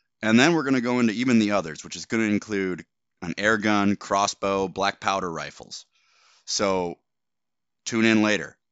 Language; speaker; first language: English; native; English